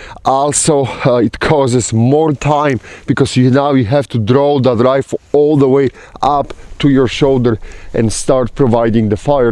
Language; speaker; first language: English; non-native, fluent; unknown